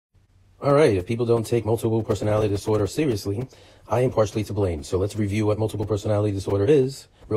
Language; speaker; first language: English; native; English